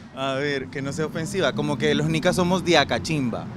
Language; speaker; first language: Spanish; native; Spanish